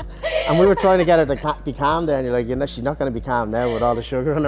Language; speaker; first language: English; native; English